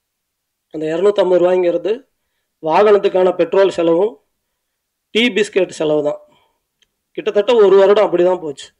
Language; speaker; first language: Tamil; native; Tamil